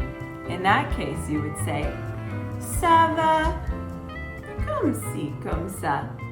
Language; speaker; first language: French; non-native, fluent; English